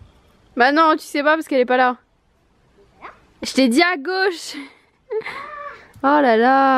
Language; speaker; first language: French; native; French